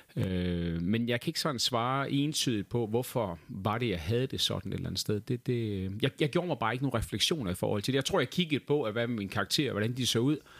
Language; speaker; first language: Danish; native; Danish